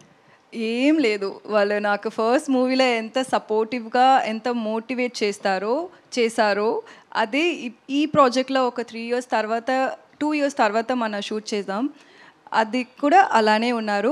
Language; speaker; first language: Telugu; non-native, learner; Tamil